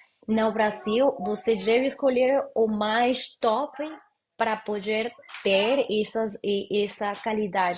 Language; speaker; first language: Portuguese; non-native, learner; Spanish